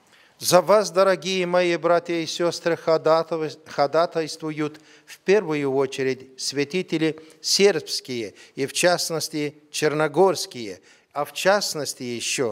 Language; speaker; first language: Russian; non-native, fluent; Romanian